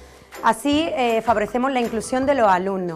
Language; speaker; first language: Spanish; native; Spanish